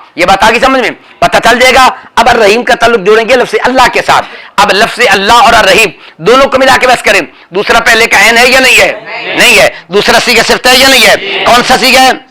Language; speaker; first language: Urdu; non-native, local second language; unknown